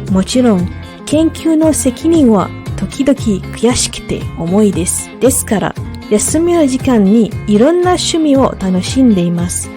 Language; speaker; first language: Japanese; non-native, fluent; Malay